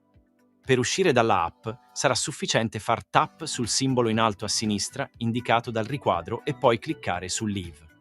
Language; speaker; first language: Italian; native; Italian